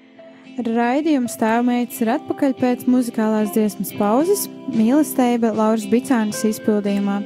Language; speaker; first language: Latvian; native; Latvian